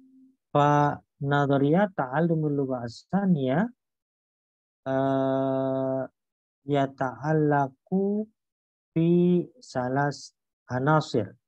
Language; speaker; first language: Arabic; non-native, learner; Indonesian